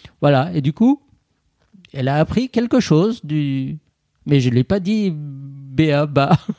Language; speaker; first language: French; non-native, fluent; Persian